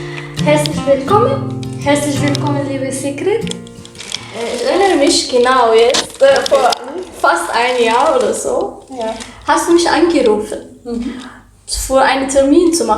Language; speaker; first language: German; non-native, learner; Arabic